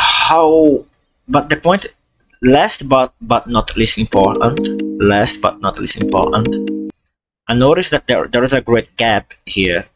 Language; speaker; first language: English; non-native, fluent; Portuguese